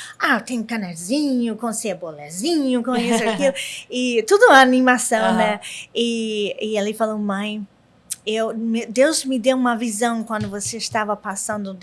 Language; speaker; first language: Portuguese; non-native, learner; English